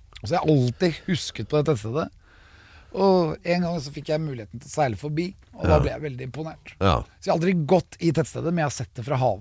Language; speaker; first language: Norwegian; native; Norwegian